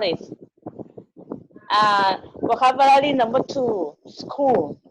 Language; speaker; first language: English; non-native, learner; Thai